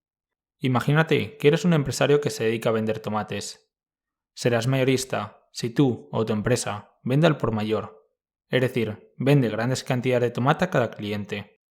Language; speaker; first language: Spanish; native; Spanish